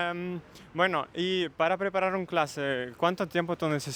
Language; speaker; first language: Spanish; non-native, fluent; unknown